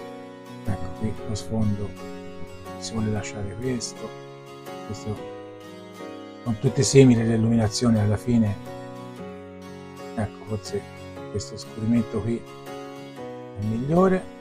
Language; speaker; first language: Italian; native; Italian